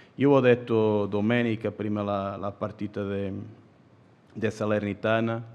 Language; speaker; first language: Italian; non-native, fluent; Portuguese